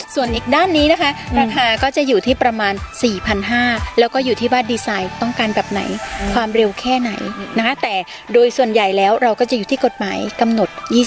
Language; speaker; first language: Thai; native; Thai